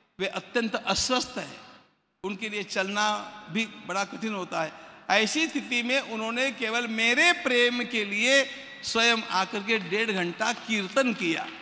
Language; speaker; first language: Hindi; non-native, local second language; Marathi